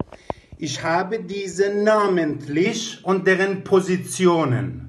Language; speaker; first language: German; non-native, fluent; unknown